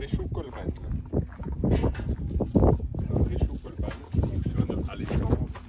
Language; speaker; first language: French; native; French